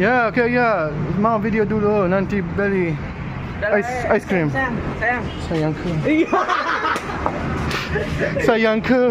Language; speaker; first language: Indonesian; non-native, learner; English